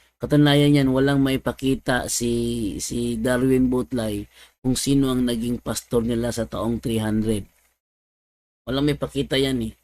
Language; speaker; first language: Filipino; non-native, local second language; Cebuano